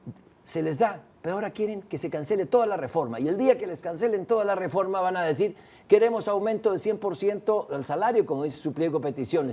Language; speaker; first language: Spanish; native; Spanish